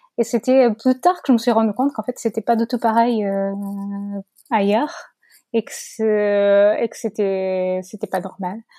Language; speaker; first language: French; non-native, fluent; Portuguese